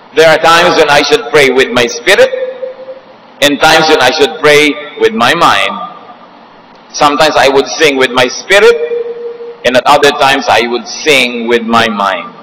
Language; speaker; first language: English; non-native, local second language; Filipino